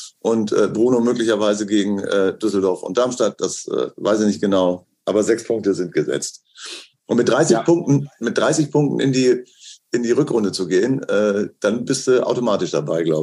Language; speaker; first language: German; native; German